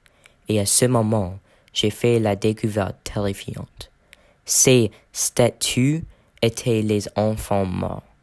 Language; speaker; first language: French; non-native, learner; English